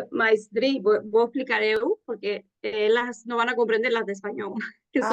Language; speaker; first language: Spanish; non-native, fluent; Portuguese